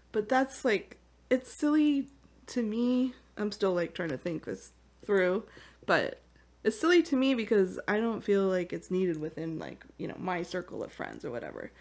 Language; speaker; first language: English; native; English